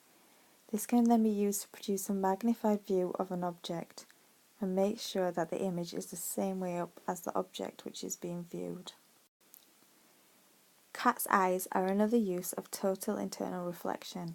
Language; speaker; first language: English; native; English